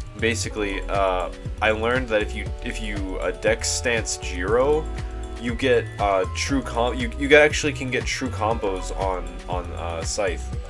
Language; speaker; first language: English; native; English